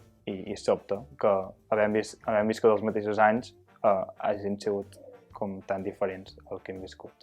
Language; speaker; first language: Catalan; native; Catalan